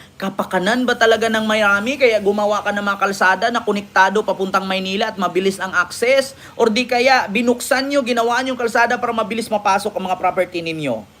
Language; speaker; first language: Filipino; native; Filipino